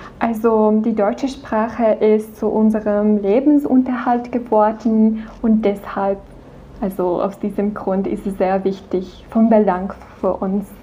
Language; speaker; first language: German; non-native, fluent; Czech